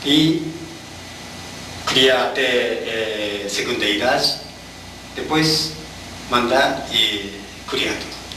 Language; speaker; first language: Portuguese; non-native, learner; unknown